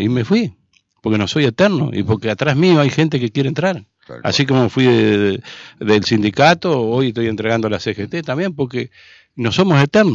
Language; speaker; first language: Spanish; native; Spanish